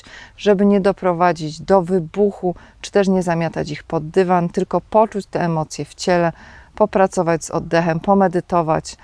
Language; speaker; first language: Polish; native; Polish